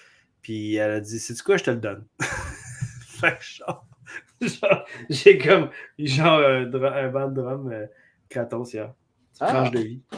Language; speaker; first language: French; native; French